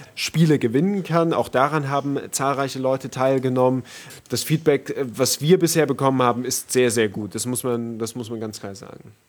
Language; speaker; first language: German; native; German